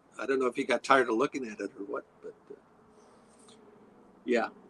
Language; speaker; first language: English; native; English